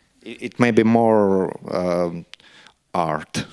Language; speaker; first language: English; non-native, learner; Russian